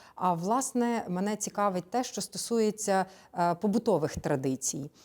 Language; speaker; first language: Ukrainian; native; Ukrainian